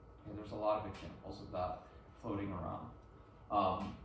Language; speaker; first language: English; native; English